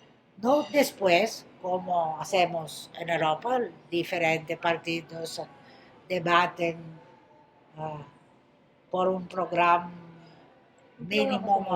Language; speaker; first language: Spanish; non-native, fluent; Greek